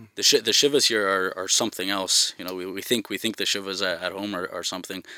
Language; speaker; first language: English; native; English